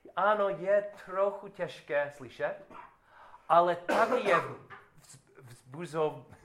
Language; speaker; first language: Czech; non-native, learner; English